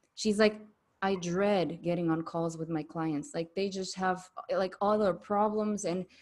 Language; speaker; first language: English; non-native, fluent; Spanish